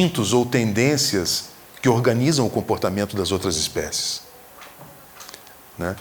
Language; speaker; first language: Portuguese; native; Portuguese